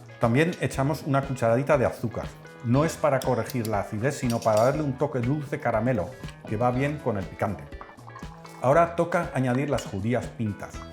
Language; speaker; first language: Spanish; non-native, fluent; Dutch